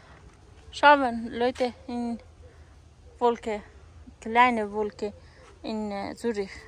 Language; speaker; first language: German; non-native, learner; Persian